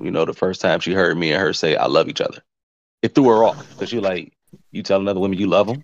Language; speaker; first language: English; native; English